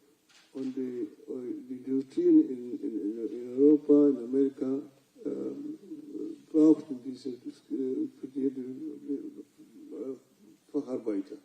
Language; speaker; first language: German; non-native, fluent; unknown